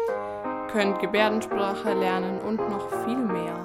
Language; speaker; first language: German; native; German